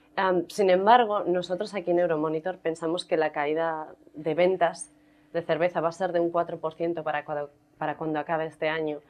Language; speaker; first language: Spanish; native; Spanish